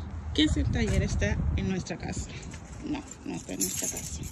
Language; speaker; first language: Spanish; early bilingual, heritage; Spanish